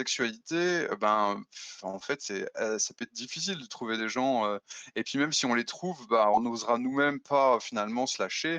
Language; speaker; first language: French; native; French